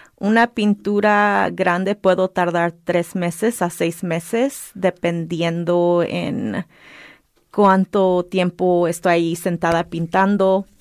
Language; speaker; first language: Spanish; early bilingual, heritage; Spanish